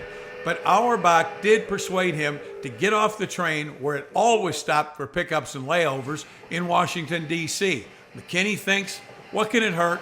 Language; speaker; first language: English; native; English